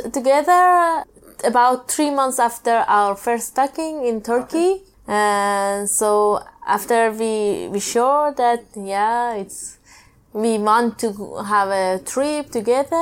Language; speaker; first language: English; non-native, learner; Persian